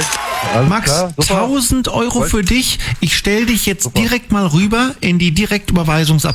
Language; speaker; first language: German; native; German